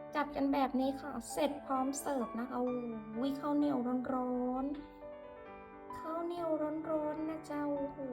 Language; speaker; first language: Thai; non-native, local second language; Northeastern Thai